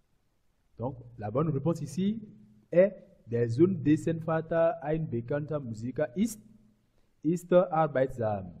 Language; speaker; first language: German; non-native, fluent; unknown